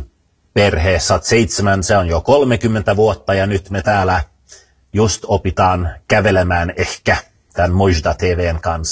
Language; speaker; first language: Finnish; early bilingual, heritage; Finnish